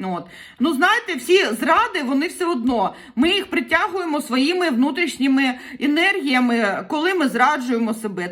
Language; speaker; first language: Ukrainian; non-native, local second language; Russian